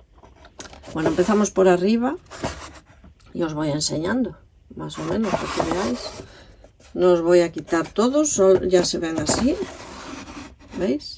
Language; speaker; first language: Spanish; native; Spanish